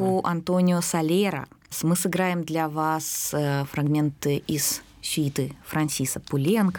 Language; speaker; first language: Russian; native; Russian